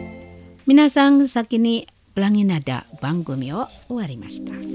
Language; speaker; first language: Japanese; non-native, learner; Indonesian